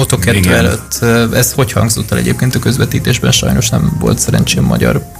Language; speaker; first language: Hungarian; native; Hungarian